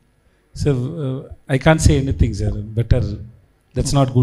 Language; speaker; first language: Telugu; non-native, learner; Tamil